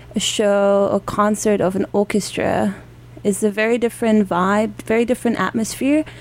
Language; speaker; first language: English; non-native, fluent; German